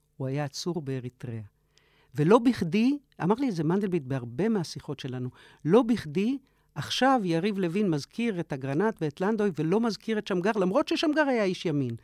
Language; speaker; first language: Hebrew; early bilingual, other home language; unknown